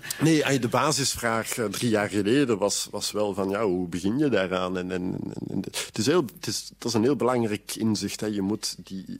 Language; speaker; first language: Dutch; native; Dutch